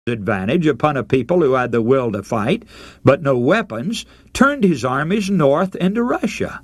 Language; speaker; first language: English; native; English